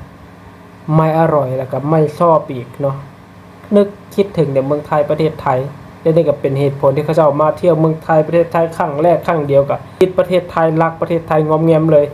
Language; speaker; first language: Thai; non-native, local second language; Lao